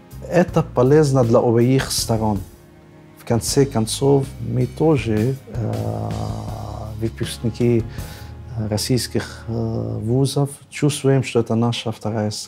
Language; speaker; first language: Russian; non-native, fluent; Arabic